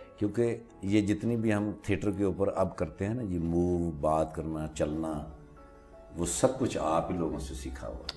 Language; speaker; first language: Urdu; non-native, local second language; Punjabi